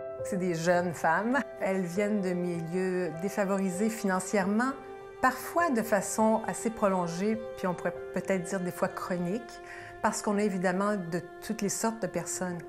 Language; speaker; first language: French; native; French